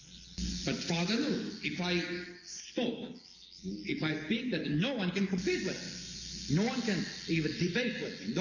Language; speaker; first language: English; non-native, fluent; Korean